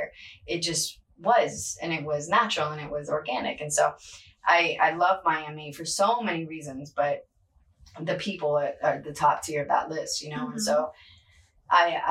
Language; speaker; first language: English; early bilingual, other home language; Spanish